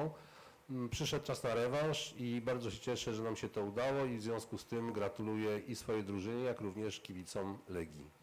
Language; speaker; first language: Polish; native; Polish